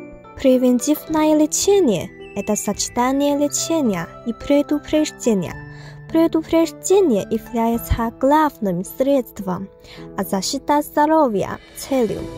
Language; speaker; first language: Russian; non-native, learner; Chinese